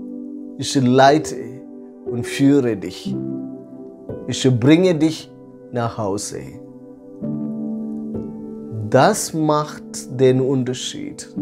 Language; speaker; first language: German; non-native, fluent; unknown